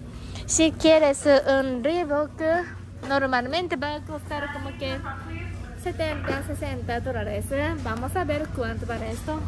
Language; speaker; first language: Spanish; non-native, learner; Japanese